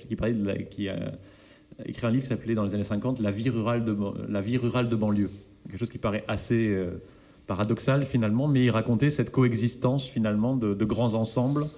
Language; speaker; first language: French; native; French